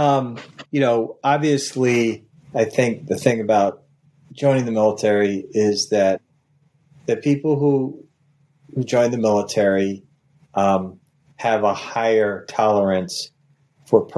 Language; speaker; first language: English; native; English